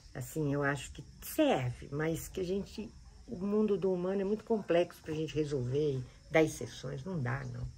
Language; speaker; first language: Portuguese; native; Portuguese